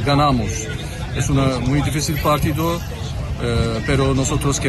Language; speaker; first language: Spanish; non-native, learner; Turkish